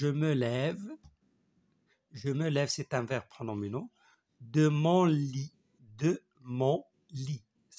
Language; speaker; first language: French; non-native, local second language; Arabic